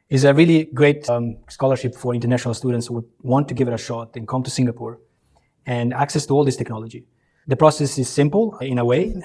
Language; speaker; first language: English; early bilingual, other home language; Albanian